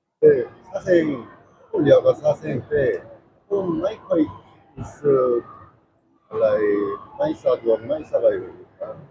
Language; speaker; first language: Thai; non-native, learner; Korean